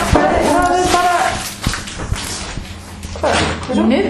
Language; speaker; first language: Icelandic; non-native, learner; English